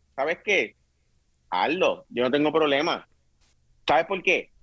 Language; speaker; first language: Spanish; native; Spanish